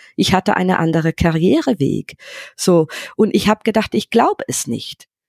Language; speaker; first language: German; non-native, fluent; English